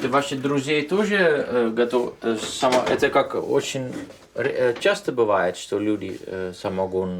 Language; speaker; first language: Russian; non-native, fluent; Dutch